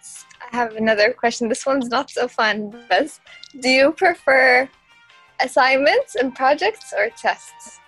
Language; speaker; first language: English; non-native, fluent; Arabic